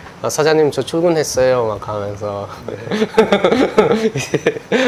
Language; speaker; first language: Korean; non-native, fluent; Sinhala